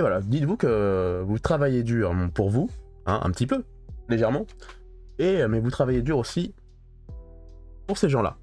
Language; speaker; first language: French; native; French